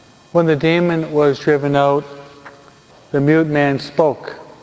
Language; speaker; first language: English; native; English